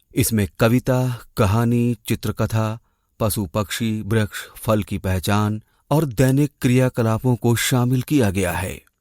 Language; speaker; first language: Hindi; native; Hindi